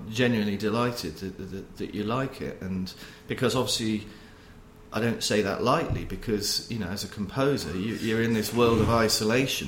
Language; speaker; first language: English; native; English